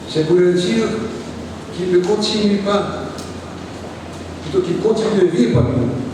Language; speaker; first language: French; non-native, local second language; Haitian Creole